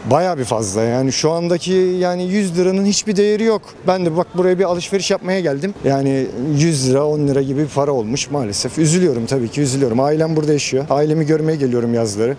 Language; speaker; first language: Turkish; native; Turkish